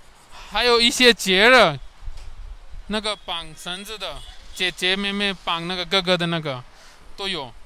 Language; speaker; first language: Chinese; non-native, learner; Hindi